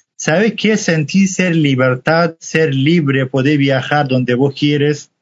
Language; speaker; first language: Spanish; non-native, fluent; Arabic